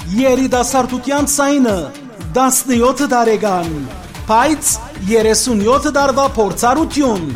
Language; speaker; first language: Armenian; early bilingual, heritage; Armenian